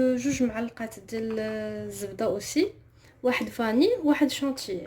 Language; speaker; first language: Arabic; native; Arabic